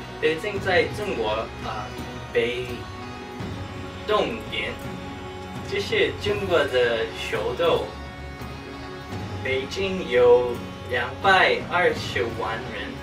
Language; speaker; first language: Chinese; non-native, learner; English